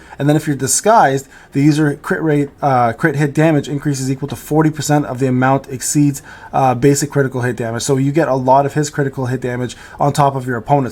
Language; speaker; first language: English; native; English